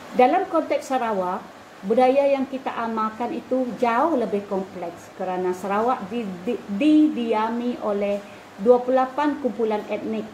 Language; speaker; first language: Malay; non-native, local second language; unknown